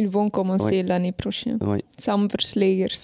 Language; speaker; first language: French; non-native, local second language; Dutch